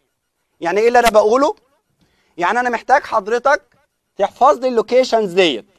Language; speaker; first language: Arabic; native; Arabic